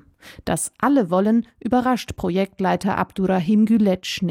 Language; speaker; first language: German; native; German